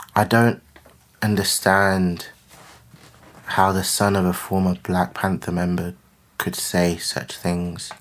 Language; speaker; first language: English; native; English